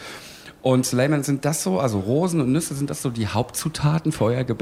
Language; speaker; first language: German; native; German